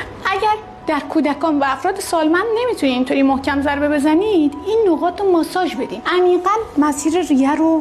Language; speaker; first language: Persian; native; Persian